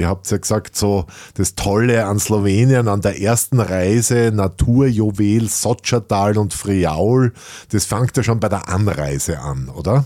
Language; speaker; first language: German; native; German